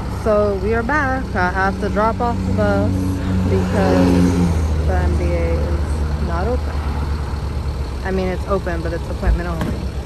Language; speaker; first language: English; early bilingual, other home language; Spanish